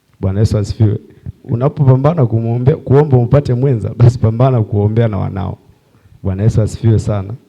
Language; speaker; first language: Swahili; native; Swahili